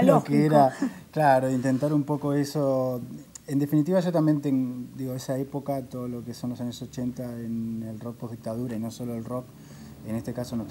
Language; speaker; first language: Spanish; native; Spanish